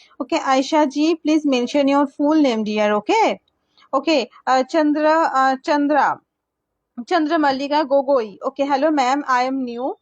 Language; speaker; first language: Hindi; non-native, local second language; Bangla